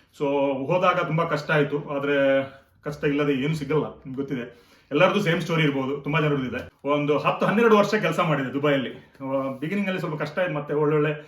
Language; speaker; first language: Kannada; non-native, local second language; Konkani